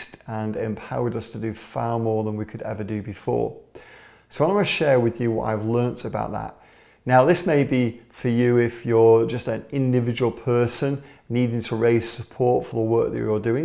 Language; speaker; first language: English; native; English